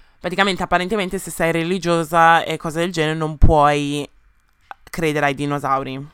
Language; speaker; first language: Italian; early bilingual, other home language; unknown